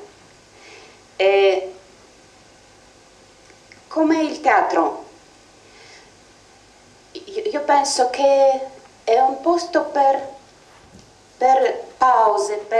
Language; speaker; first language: Italian; non-native, learner; Russian